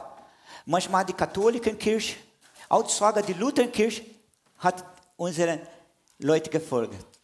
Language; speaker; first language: German; non-native, fluent; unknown